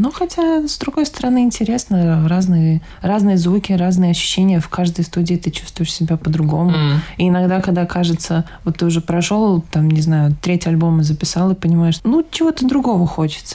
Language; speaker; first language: Russian; native; Russian